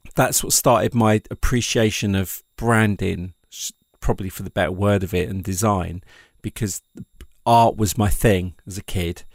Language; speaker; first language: English; native; English